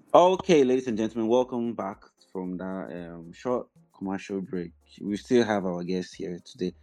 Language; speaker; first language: English; non-native, local second language; Igbo